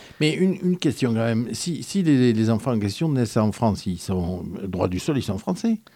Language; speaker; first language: French; native; French